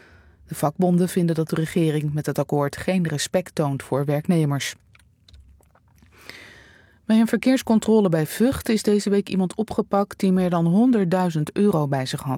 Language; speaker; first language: Dutch; native; Dutch